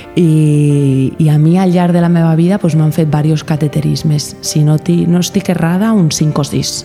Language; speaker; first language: Catalan; native; Catalan